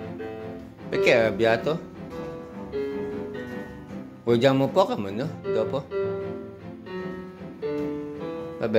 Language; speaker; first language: Italian; non-native, fluent; Filipino